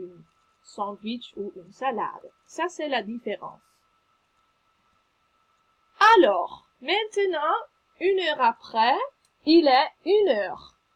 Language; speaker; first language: French; non-native, fluent; Dutch